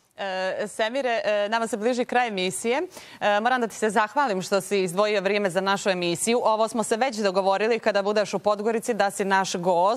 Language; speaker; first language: Serbian; native; Serbian